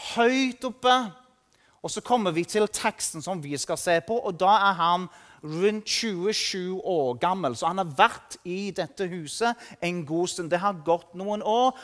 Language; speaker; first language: Norwegian; non-native, fluent; English